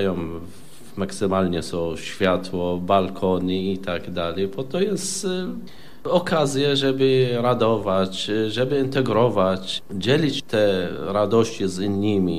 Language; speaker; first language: Polish; non-native, fluent; Arabic